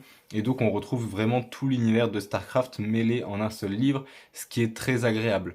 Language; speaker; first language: French; native; French